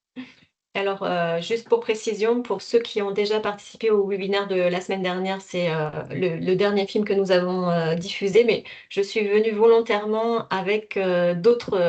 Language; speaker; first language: French; native; French